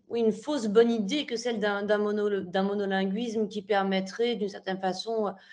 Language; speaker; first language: French; native; French